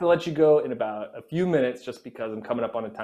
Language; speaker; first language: English; native; English